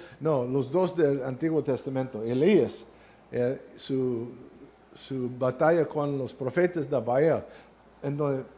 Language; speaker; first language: Spanish; non-native, learner; English